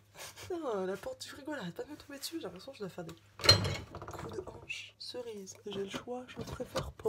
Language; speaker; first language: French; native; French